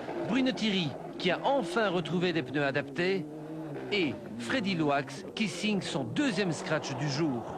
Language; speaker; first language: French; native; French